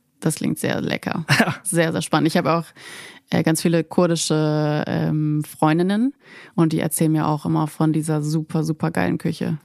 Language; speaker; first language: German; native; German